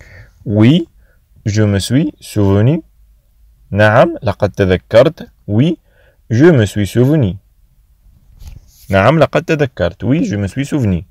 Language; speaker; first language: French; non-native, fluent; Arabic